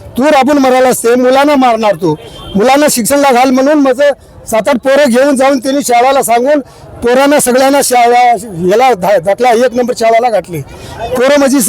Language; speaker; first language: Marathi; non-native, local second language; Lambadi